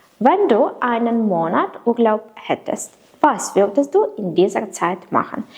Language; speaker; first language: German; non-native, fluent; Ukrainian